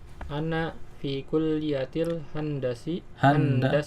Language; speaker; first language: Arabic; non-native, learner; Indonesian